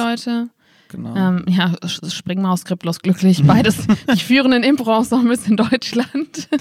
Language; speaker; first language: German; native; German